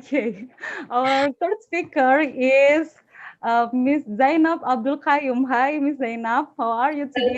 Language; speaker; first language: English; non-native, fluent; Indonesian